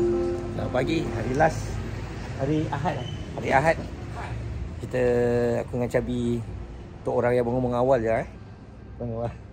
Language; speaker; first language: Malay; native; Malay